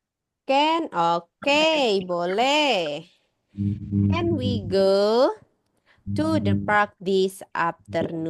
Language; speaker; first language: English; non-native, learner; Indonesian